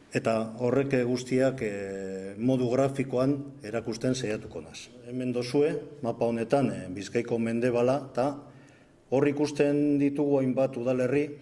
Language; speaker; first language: Basque; non-native, local second language; Spanish